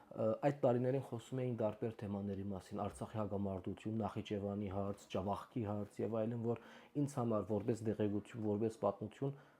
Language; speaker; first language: Armenian; native; Armenian